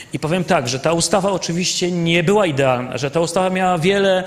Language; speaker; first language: Polish; native; Polish